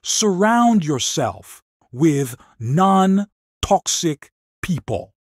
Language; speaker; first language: English; non-native, local second language; Filipino